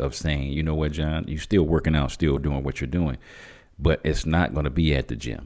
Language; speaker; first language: English; native; English